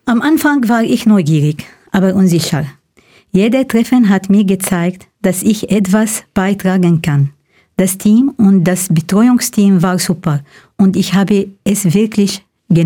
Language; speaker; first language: German; non-native, fluent; Arabic